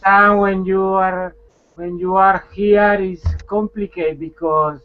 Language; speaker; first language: English; non-native, learner; Spanish